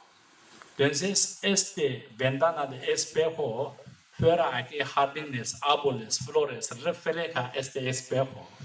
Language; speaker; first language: Spanish; non-native, learner; Tibetan